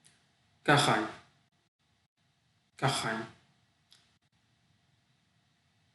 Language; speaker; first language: French; non-native, learner; Vietnamese